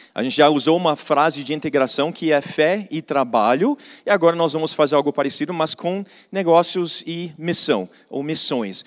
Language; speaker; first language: Portuguese; non-native, fluent; English